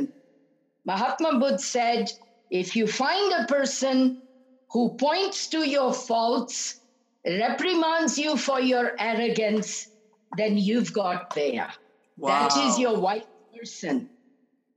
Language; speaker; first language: English; non-native, local second language; Punjabi